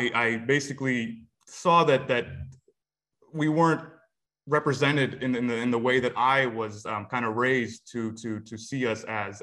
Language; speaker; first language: English; native; English